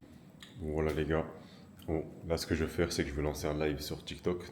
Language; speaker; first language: French; native; French